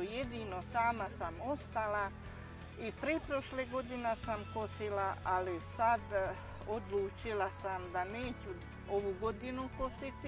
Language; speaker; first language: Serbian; non-native, local second language; Hungarian